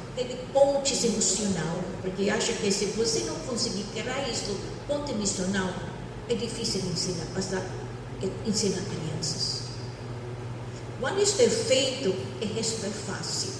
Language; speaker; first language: Portuguese; non-native, fluent; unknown